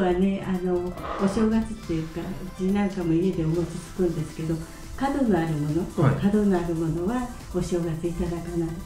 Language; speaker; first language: Japanese; native; Japanese